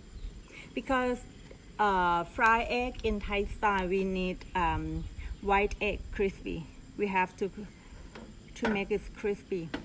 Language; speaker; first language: English; non-native, learner; Thai